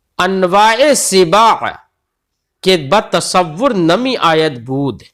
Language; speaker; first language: Persian; non-native, fluent; Urdu